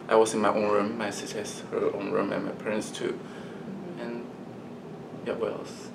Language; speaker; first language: English; early bilingual, other home language; Chinese